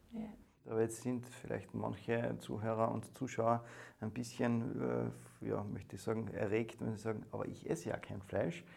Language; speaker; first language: German; native; German